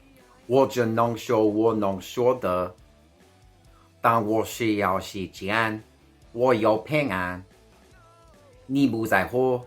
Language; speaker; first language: Chinese; non-native, learner; English